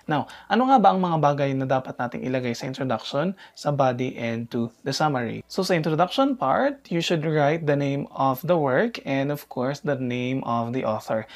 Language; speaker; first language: Filipino; native; Filipino